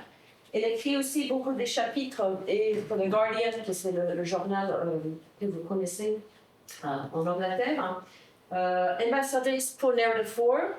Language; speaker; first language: French; non-native, fluent; English